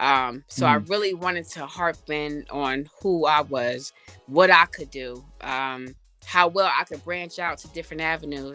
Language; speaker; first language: English; early bilingual, other home language; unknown